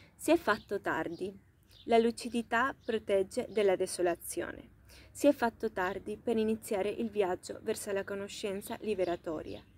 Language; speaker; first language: Italian; non-native, fluent; Spanish